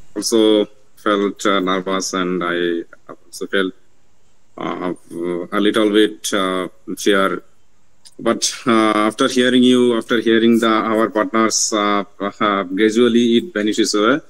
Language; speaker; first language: English; non-native, learner; Bangla